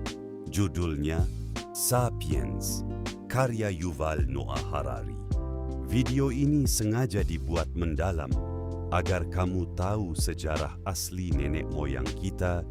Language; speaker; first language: Indonesian; native; Indonesian